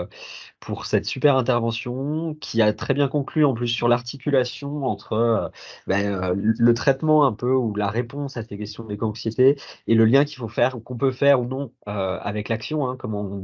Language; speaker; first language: French; native; French